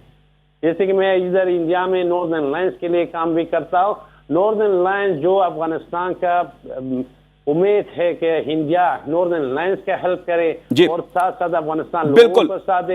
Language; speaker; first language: Hindi; non-native, learner; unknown